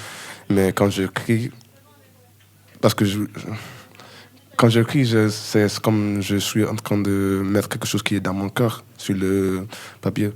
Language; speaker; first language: French; non-native, learner; English